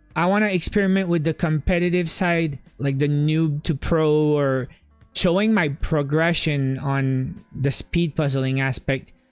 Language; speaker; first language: English; native; English